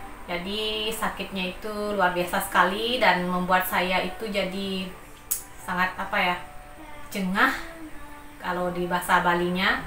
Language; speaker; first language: Indonesian; non-native, local second language; Balinese